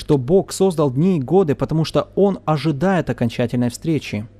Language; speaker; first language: Russian; native; Russian